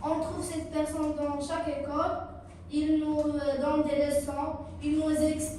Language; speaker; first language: French; non-native, learner; Arabic